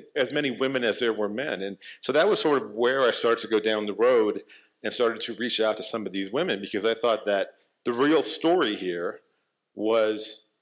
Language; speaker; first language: English; native; English